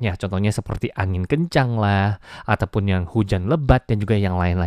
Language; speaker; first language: Indonesian; native; Indonesian